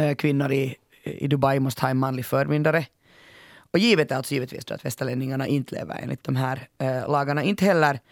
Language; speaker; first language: Swedish; native; Swedish